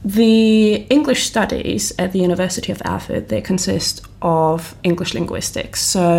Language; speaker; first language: English; non-native, fluent; German